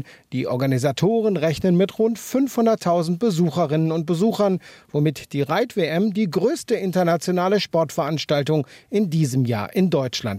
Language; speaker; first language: German; native; German